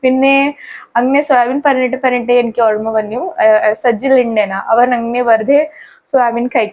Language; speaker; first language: Malayalam; non-native, fluent; Hindi